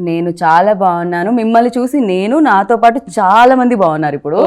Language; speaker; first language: Telugu; native; Telugu